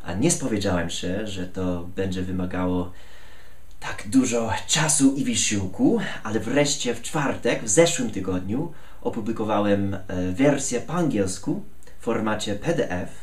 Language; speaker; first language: Polish; non-native, fluent; English